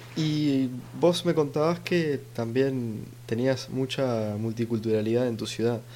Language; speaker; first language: Spanish; native; Spanish